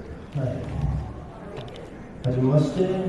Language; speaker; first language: Japanese; non-native, learner; English